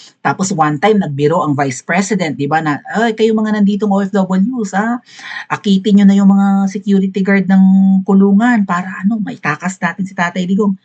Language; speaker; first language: Filipino; native; Filipino